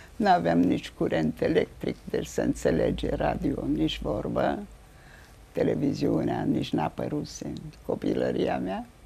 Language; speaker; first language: Romanian; native; Romanian